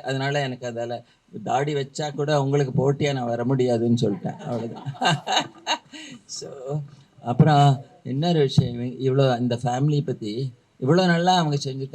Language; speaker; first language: Tamil; native; Tamil